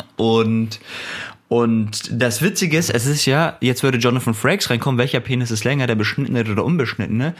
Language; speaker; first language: German; early bilingual, other home language; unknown